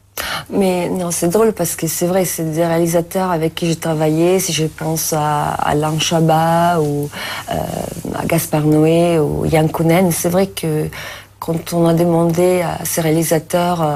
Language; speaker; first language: French; non-native, fluent; Italian